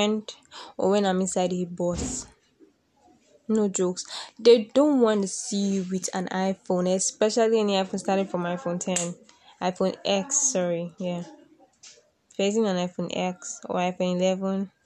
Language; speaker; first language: English; non-native, local second language; Yoruba